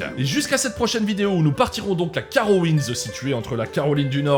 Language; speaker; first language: French; native; French